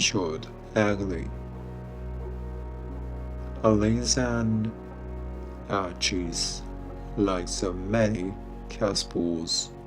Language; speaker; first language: English; non-native, fluent; Japanese